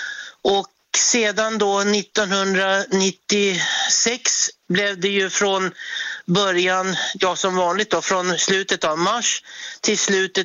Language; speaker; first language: Swedish; native; Swedish